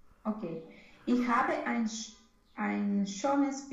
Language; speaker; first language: German; non-native, learner; Romanian